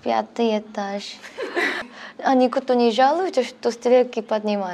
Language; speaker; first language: Russian; non-native, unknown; Korean